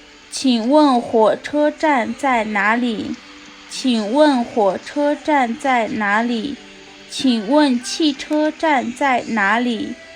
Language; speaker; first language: Chinese; non-native, local second language; Tibetan